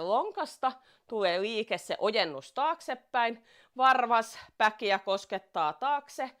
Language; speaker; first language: Finnish; native; Finnish